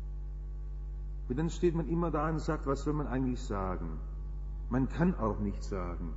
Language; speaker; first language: German; native; German